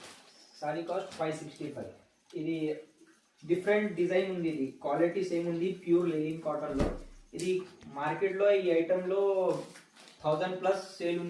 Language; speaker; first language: Telugu; non-native, local second language; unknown